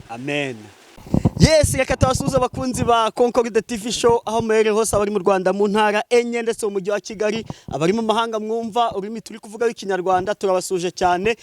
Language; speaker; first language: Kinyarwanda; native; Kinyarwanda